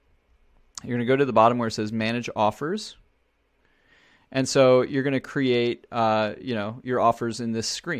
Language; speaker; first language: English; native; English